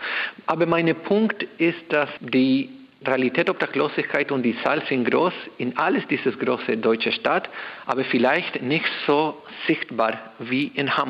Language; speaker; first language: German; non-native, learner; Spanish